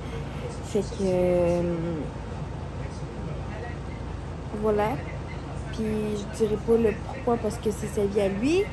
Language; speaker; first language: French; native; French